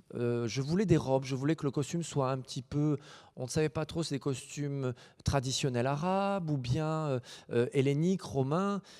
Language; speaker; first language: French; native; French